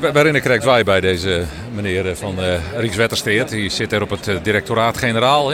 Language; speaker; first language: Dutch; non-native, local second language; Western Frisian